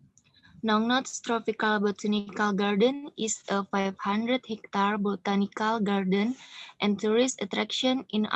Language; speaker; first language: English; non-native, learner; Indonesian